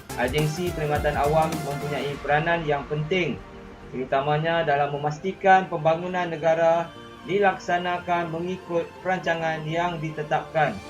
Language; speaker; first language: Malay; native; Malay